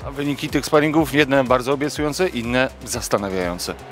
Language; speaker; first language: Polish; native; Polish